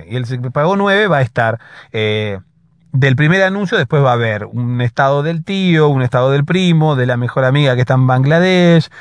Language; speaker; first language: Spanish; native; Spanish